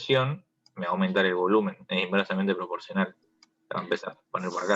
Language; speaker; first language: Spanish; native; Spanish